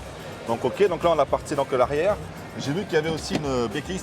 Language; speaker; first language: French; native; French